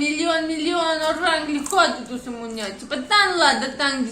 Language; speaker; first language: Indonesian; non-native, learner; Russian